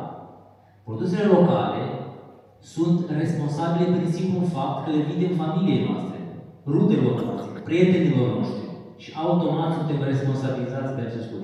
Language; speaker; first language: Romanian; native; Romanian